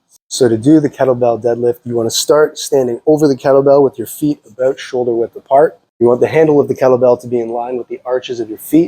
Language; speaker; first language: English; native; English